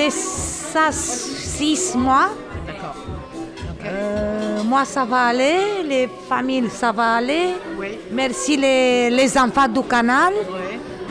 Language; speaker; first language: French; non-native, learner; Romanian